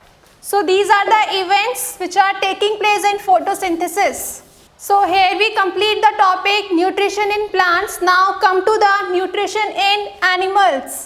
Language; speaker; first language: English; non-native, local second language; Hindi